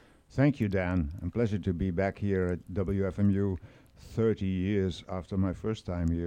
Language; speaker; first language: English; non-native, fluent; Dutch